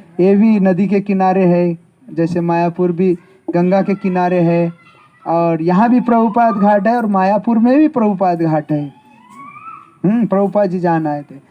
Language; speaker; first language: Hindi; non-native, local second language; Marathi